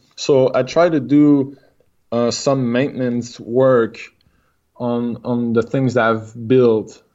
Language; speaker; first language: English; non-native, fluent; French